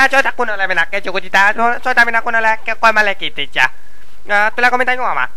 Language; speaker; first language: Finnish; non-native, learner; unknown